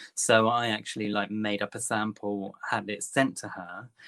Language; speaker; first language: English; native; English